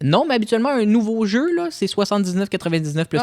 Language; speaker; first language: French; native; French